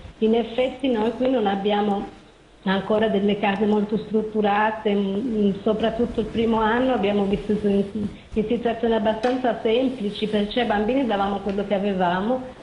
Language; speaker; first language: Italian; native; Italian